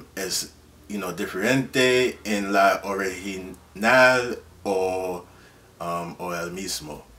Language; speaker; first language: Spanish; non-native, learner; English